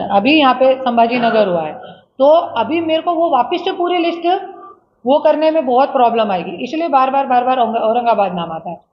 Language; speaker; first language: Hindi; non-native, local second language; Marathi